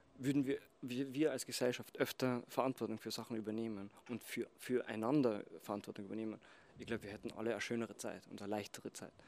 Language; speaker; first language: German; non-native, local second language; Slovenian